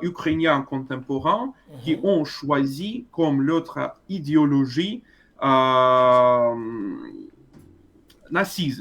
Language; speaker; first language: French; non-native, fluent; Russian